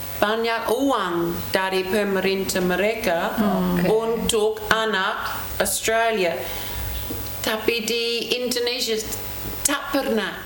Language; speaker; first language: Indonesian; non-native, fluent; English